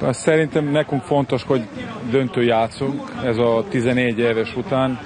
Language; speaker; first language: Hungarian; non-native, learner; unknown